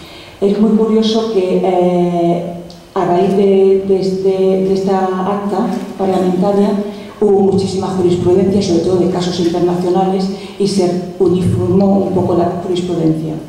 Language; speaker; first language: Spanish; native; Spanish